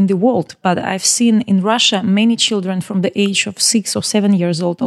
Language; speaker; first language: English; non-native, learner; Ukrainian